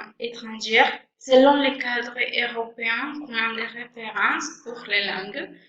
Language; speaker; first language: French; non-native, fluent; Spanish